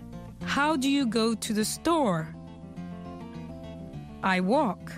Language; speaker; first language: English; non-native, fluent; French